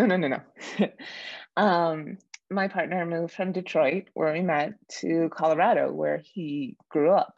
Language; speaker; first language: English; native; English